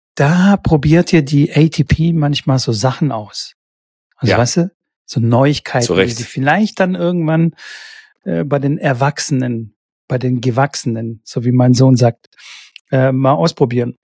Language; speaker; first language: German; native; German